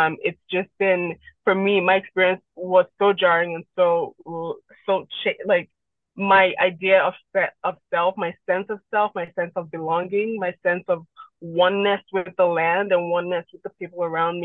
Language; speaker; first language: English; non-native, local second language; Yoruba